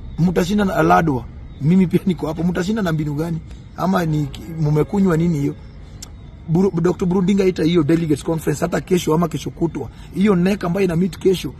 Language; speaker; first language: Swahili; non-native, local second language; Luo (Kenya and Tanzania)